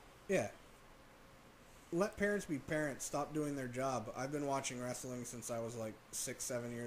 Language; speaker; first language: English; native; English